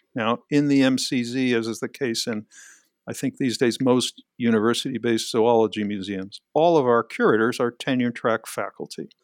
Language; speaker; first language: English; native; English